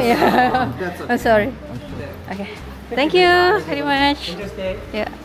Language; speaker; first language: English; non-native, learner; Indonesian